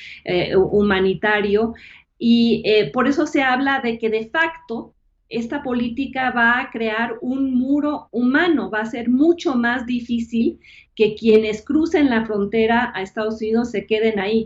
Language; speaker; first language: Spanish; native; Spanish